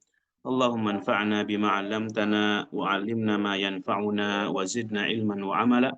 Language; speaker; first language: Arabic; non-native, fluent; Indonesian